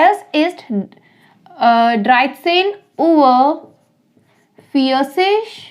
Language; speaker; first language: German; non-native, fluent; Hindi